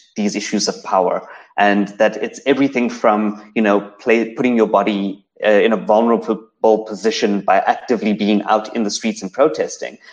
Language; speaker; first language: English; native; English